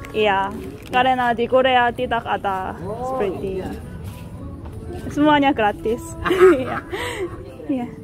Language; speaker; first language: Indonesian; non-native, learner; Korean